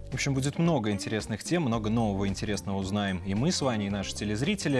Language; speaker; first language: Russian; native; Russian